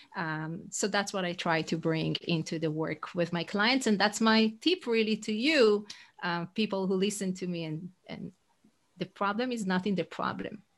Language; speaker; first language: English; non-native, fluent; Hebrew